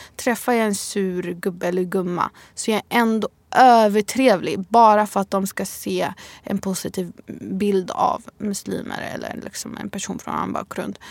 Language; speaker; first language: Swedish; early bilingual, other home language; Arabic